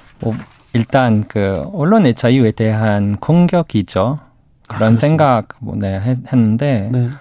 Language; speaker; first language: Korean; non-native, learner; English